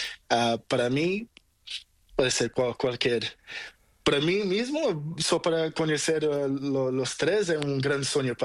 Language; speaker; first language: Spanish; non-native, learner; Portuguese